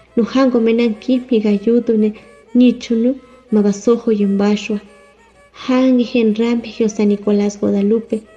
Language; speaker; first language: Spanish; non-native, local second language; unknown